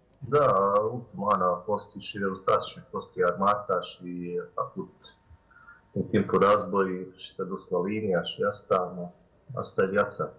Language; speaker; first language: Romanian; non-native, learner; Bosnian